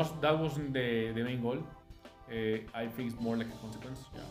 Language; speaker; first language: English; non-native, fluent; Spanish